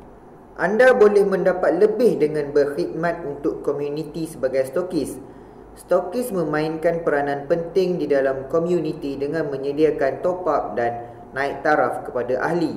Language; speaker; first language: Malay; native; Malay